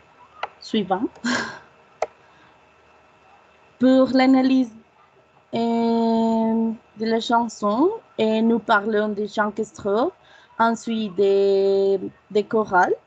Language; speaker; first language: French; non-native, learner; Spanish